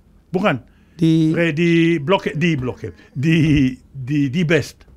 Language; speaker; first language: Indonesian; non-native, fluent; French